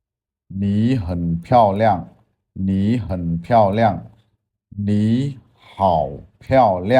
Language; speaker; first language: Chinese; non-native, learner; Khmer